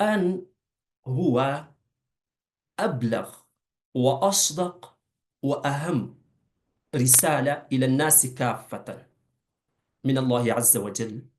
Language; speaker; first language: Arabic; non-native, fluent; Urdu